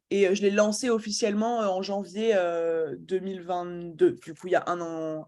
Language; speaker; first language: French; native; French